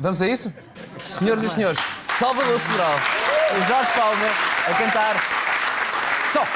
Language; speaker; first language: Portuguese; native; Portuguese